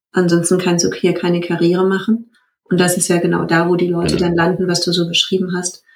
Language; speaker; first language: German; native; German